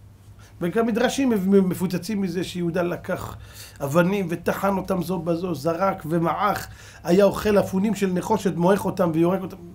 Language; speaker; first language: Hebrew; native; Hebrew